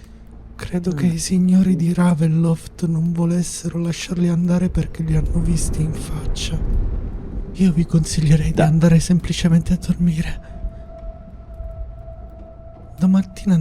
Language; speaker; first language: Italian; native; Italian